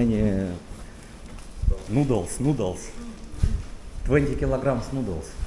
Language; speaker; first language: English; non-native, learner; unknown